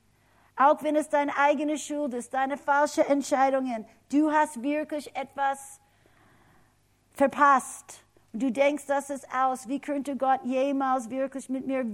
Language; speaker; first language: German; non-native, fluent; English